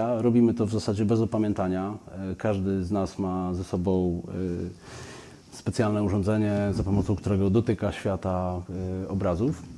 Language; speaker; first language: Polish; native; Polish